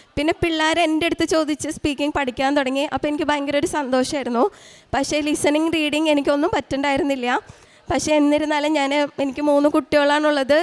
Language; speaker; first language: Malayalam; native; Malayalam